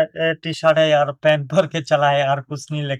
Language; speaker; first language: Hindi; non-native, learner; Bangla